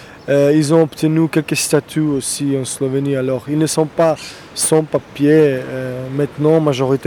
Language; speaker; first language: French; non-native, fluent; Slovenian